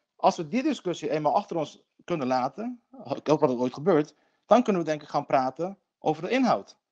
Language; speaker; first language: Dutch; early bilingual, other home language; Turkish